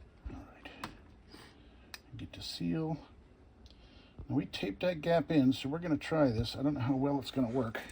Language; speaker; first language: English; native; English